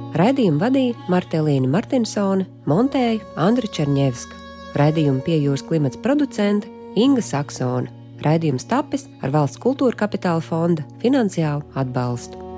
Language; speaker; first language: Latvian; native; Latvian